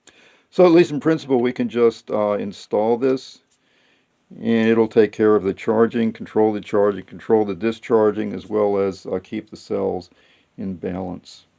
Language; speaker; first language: English; native; English